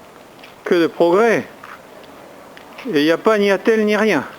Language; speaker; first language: French; native; French